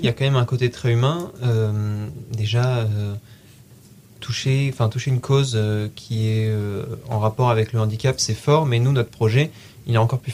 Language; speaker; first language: French; native; French